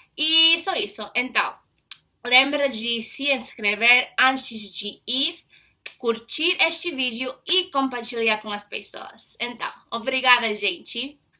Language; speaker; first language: Portuguese; non-native, fluent; English